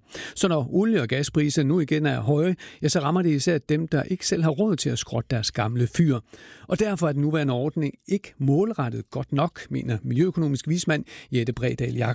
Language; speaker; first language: Danish; native; Danish